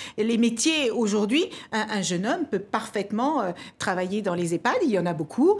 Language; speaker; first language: French; early bilingual, other home language; Kabuverdianu